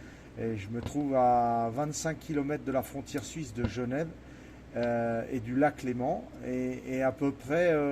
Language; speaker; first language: French; native; French